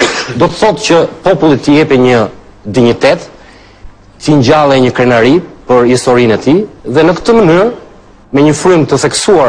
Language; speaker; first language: Albanian; native; Albanian